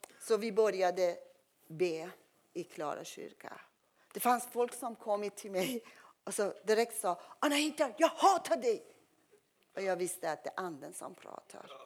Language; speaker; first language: Swedish; non-native, fluent; Persian